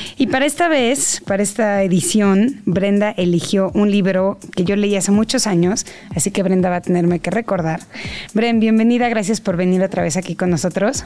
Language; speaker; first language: Spanish; native; Spanish